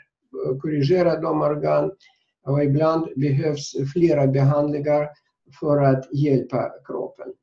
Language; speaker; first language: Swedish; non-native, fluent; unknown